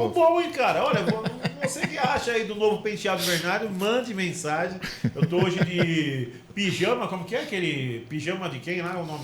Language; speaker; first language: Portuguese; native; Portuguese